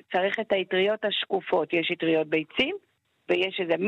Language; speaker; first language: Hebrew; native; Hebrew